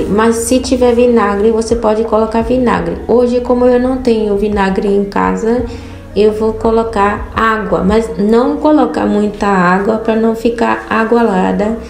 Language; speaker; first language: Portuguese; non-native, fluent; Haitian Creole